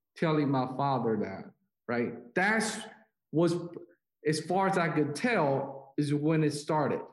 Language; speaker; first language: English; non-native, fluent; Korean